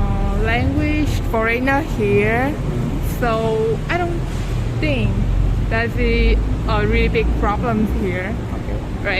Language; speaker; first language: English; non-native, fluent; Vietnamese